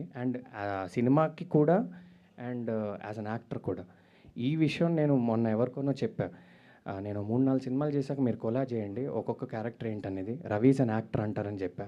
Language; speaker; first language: Telugu; native; Telugu